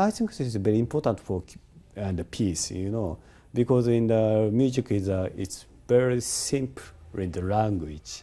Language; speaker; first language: English; non-native, learner; Japanese